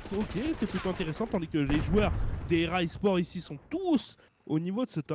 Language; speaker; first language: French; native; French